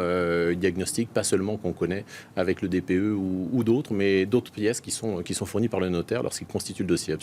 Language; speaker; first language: French; native; French